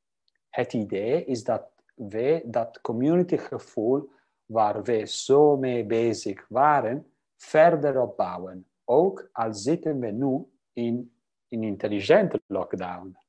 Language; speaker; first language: Dutch; non-native, fluent; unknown